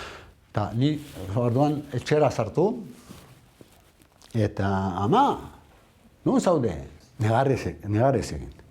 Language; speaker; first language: Basque; non-native, learner; Arabic